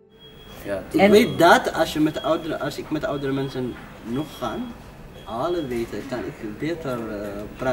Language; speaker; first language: Dutch; non-native, learner; Tigrinya